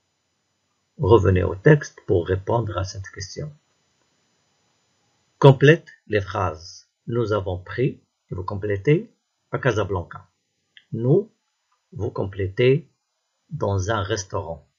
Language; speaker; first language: French; non-native, local second language; Arabic